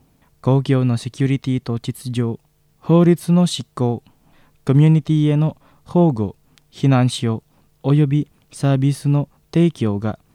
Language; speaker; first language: Japanese; non-native, fluent; Indonesian